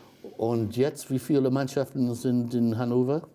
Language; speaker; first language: German; non-native, fluent; English